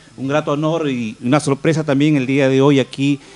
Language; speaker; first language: Spanish; native; Spanish